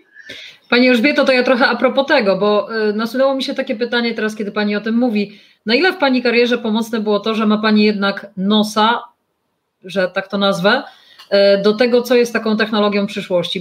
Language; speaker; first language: Polish; native; Polish